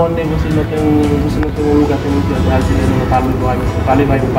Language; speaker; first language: Portuguese; non-native, learner; Haitian Creole